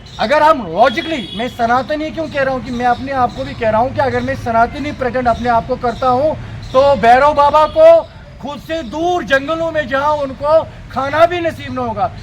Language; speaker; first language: Hindi; non-native, local second language; Kashmiri